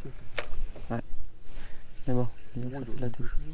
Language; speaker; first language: French; native; French